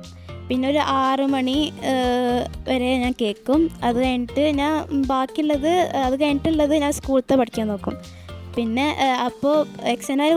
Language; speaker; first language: Malayalam; early bilingual, heritage; Malayalam